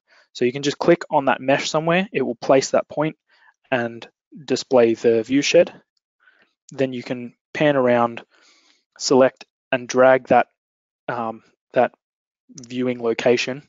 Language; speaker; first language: English; native; English